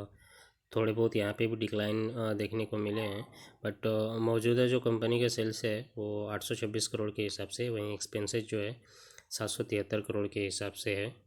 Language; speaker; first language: Hindi; native; Hindi